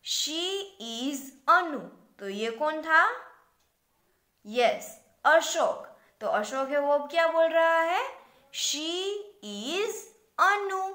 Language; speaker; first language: Hindi; non-native, local second language; Gujarati